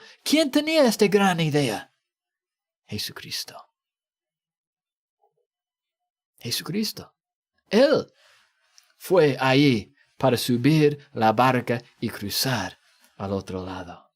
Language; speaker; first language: Spanish; non-native, fluent; English